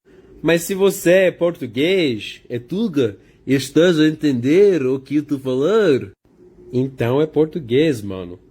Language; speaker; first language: Portuguese; non-native, learner; English